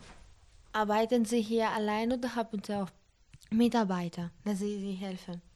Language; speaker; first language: German; non-native, learner; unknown